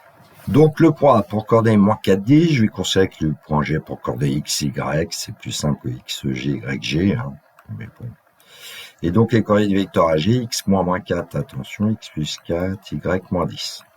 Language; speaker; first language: French; native; French